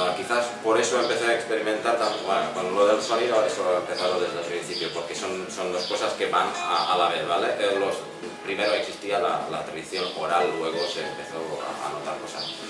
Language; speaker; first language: Spanish; non-native, fluent; Czech